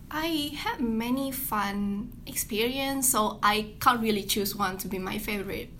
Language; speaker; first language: English; non-native, fluent; Indonesian